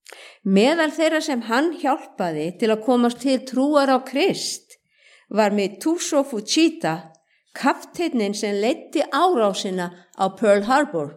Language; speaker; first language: Icelandic; native; Icelandic